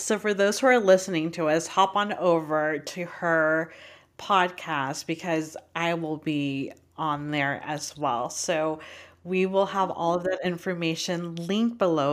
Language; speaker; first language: English; early bilingual, other home language; Spanish